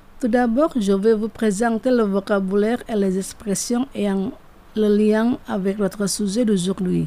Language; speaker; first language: French; non-native, fluent; Indonesian